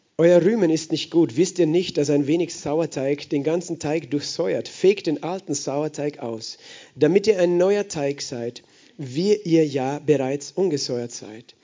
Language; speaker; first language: German; native; German